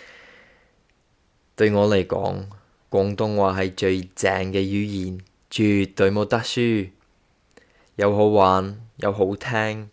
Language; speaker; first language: Cantonese; non-native, fluent; English